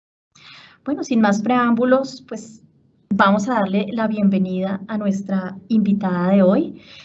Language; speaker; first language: Spanish; native; Spanish